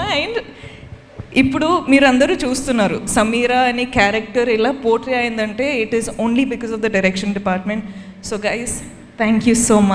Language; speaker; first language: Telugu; non-native, local second language; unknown